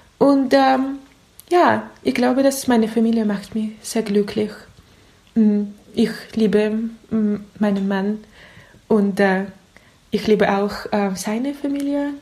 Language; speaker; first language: German; non-native, learner; Russian